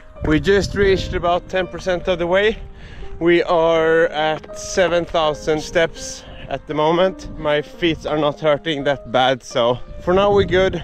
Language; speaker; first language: English; non-native, fluent; Swedish